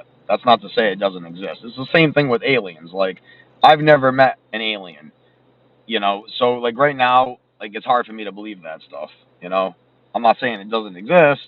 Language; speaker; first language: English; native; English